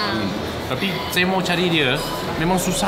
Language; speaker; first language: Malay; non-native, local second language; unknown